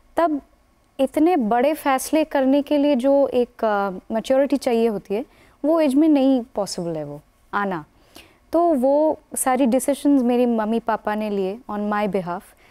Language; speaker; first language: Hindi; non-native, local second language; Bangla